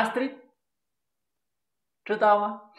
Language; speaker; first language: Chinese; non-native, fluent; Spanish